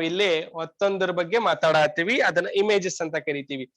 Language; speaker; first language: Kannada; native; Kannada